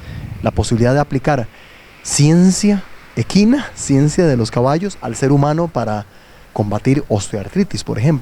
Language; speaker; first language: Spanish; native; Spanish